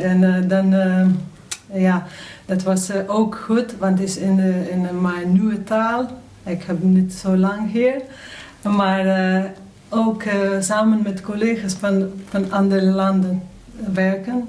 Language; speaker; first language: Dutch; non-native, learner; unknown